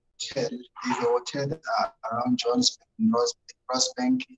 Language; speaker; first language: English; non-native, local second language; North Ndebele